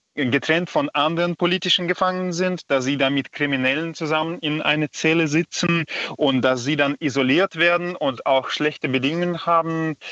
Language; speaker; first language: German; non-native, fluent; Belarusian